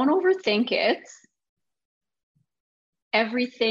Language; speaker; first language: English; non-native, fluent; French